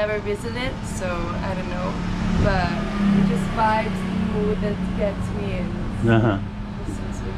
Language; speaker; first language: English; non-native, fluent; Italian